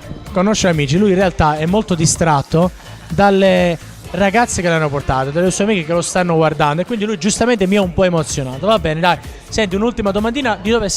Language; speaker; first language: Italian; native; Italian